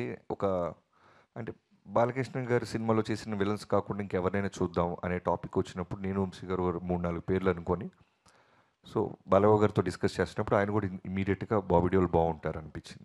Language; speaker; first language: Telugu; native; Telugu